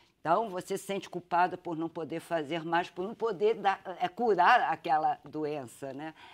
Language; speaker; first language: Portuguese; native; Portuguese